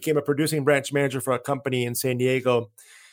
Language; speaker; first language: English; early bilingual, other home language; Greek